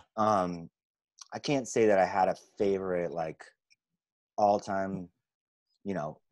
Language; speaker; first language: English; native; English